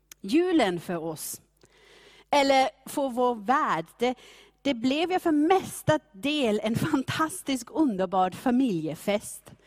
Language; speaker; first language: Swedish; non-native, fluent; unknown